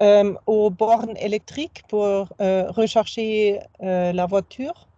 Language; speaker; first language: French; non-native, fluent; German